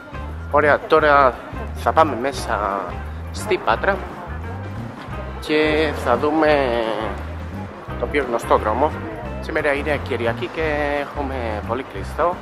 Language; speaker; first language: Greek; non-native, learner; Spanish